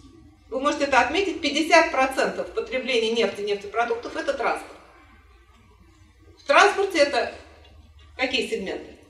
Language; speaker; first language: Russian; native; Russian